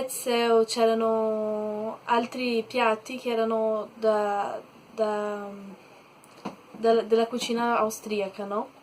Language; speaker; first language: Italian; non-native, learner; Portuguese